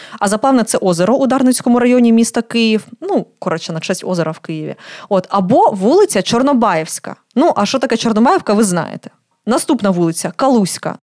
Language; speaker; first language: Ukrainian; native; Ukrainian